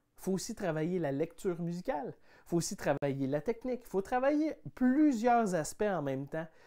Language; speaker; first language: French; native; French